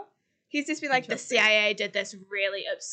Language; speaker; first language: English; native; English